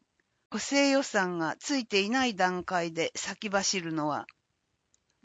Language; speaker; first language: Japanese; native; Japanese